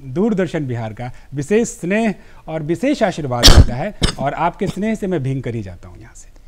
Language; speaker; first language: Hindi; native; Hindi